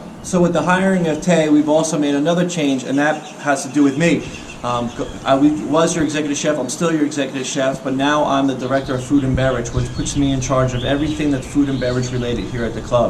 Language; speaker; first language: English; native; English